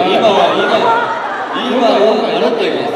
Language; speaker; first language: Japanese; non-native, learner; Korean